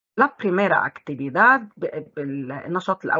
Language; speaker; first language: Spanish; non-native, fluent; Arabic